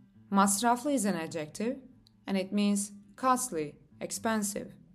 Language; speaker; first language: English; non-native, fluent; Turkish